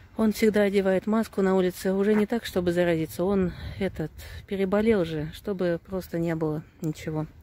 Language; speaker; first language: Russian; native; Russian